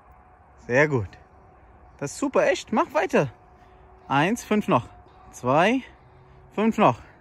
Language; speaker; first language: German; non-native, learner; Arabic